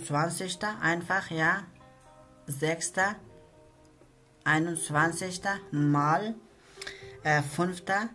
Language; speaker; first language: German; non-native, learner; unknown